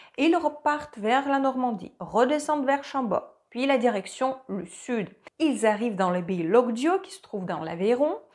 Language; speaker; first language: French; non-native, fluent; Russian